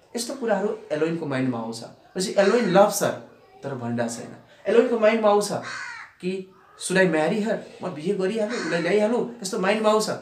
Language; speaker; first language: Nepali; non-native, local second language; Bhojpuri